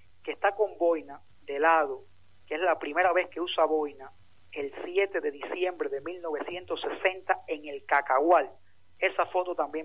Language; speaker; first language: Spanish; native; Spanish